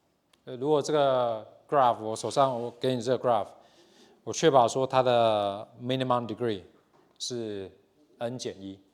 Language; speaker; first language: Chinese; native; Chinese